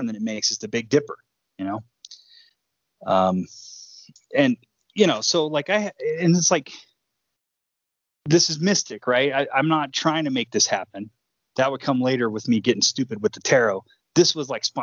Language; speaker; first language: English; native; English